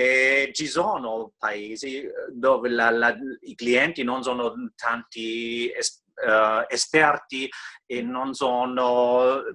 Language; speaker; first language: Italian; non-native, fluent; German